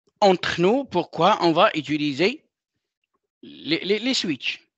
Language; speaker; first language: French; non-native, local second language; Arabic